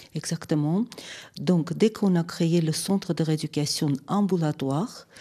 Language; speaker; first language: French; non-native, fluent; Armenian